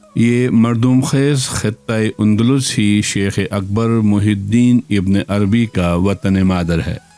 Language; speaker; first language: Urdu; non-native, local second language; Brahui